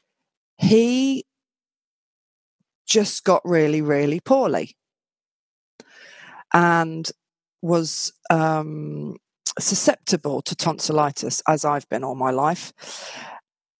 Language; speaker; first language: English; native; English